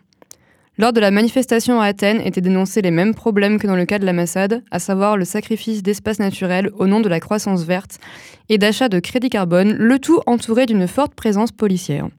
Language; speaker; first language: French; native; French